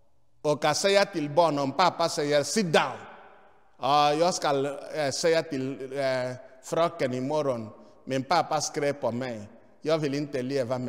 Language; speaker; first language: Swedish; non-native, fluent; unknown